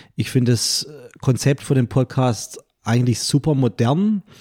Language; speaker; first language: German; non-native, fluent; French